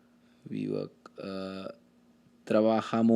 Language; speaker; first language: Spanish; non-native, learner; Hindi